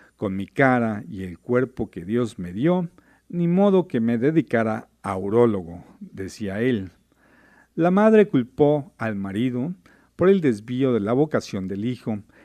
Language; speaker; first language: Spanish; native; Spanish